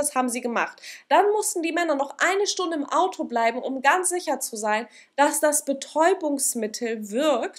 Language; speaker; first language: German; native; German